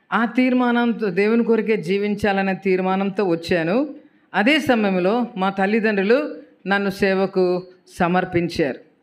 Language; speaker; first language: Telugu; native; Telugu